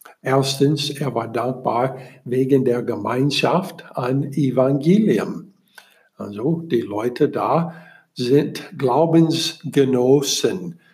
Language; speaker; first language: German; non-native, learner; English